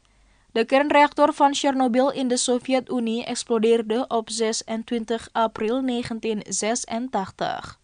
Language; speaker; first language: Dutch; non-native, fluent; Indonesian